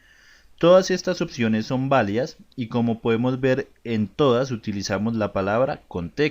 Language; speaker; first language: Spanish; native; Spanish